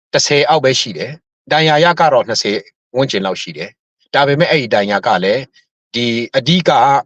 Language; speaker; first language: Burmese; non-native, local second language; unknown